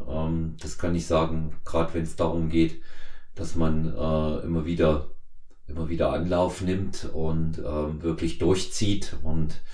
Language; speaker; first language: German; native; German